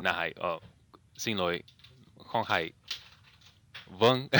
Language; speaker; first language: Vietnamese; non-native, learner; English